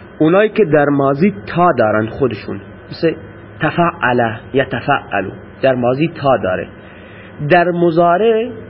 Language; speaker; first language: Persian; non-native, local second language; Baluchi